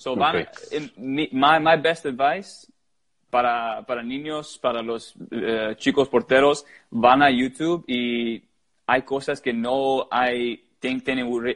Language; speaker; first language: Spanish; early bilingual, heritage; Spanish